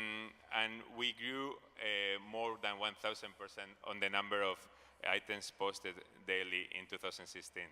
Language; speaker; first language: English; non-native, fluent; Spanish